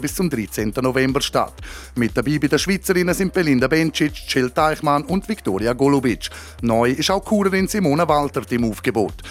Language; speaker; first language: German; native; German